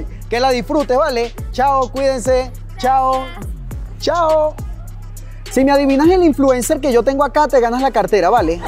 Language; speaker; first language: Spanish; native; Spanish